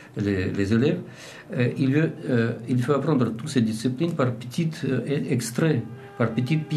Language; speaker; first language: French; non-native, learner; Russian